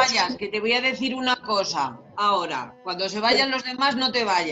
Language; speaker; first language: Spanish; native; Spanish